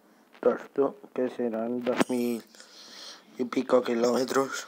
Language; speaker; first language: Spanish; native; Spanish